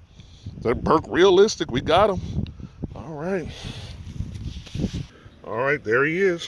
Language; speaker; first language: English; native; English